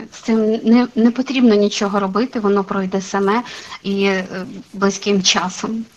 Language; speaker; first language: Ukrainian; non-native, local second language; Russian